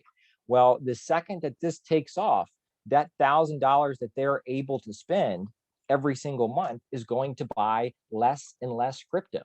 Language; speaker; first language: English; native; English